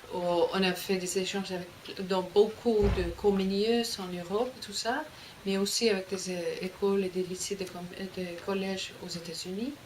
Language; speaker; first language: French; non-native, fluent; Icelandic